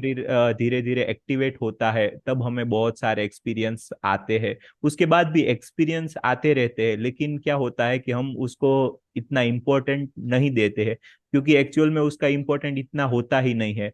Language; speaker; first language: Hindi; native; Hindi